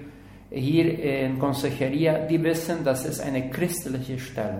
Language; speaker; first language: German; non-native, learner; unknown